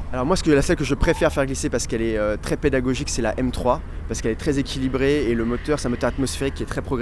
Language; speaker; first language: French; native; French